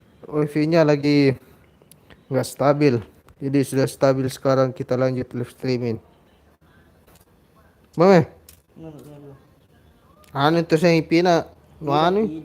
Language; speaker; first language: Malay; non-native, local second language; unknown